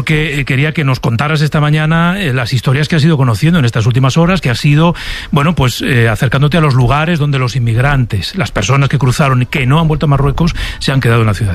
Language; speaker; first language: Spanish; native; Spanish